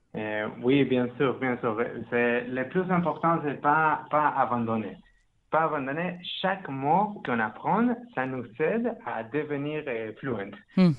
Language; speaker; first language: French; non-native, learner; Spanish